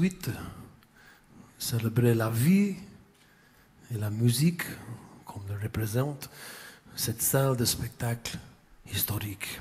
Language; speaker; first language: French; non-native, fluent; English